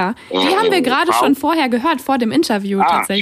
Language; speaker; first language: German; native; German